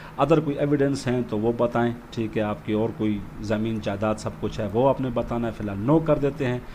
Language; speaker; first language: Urdu; native; Urdu